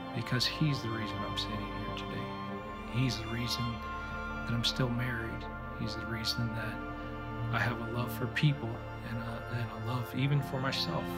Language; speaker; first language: English; native; English